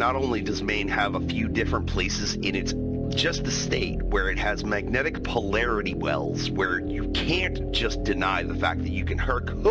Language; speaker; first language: English; native; English